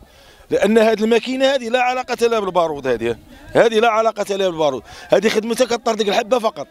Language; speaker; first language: Arabic; native; Arabic